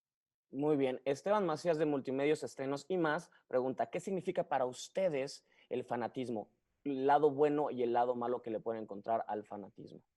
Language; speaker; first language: Spanish; native; Spanish